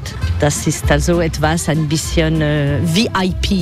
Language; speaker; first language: German; non-native, learner; French